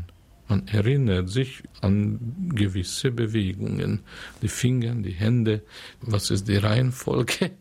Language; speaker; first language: German; non-native, fluent; Hungarian